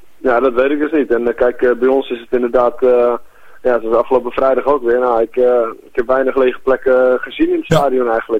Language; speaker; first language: Dutch; native; Dutch